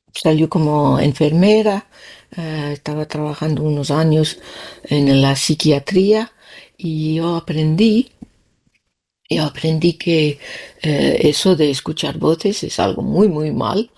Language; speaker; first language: Spanish; non-native, learner; Danish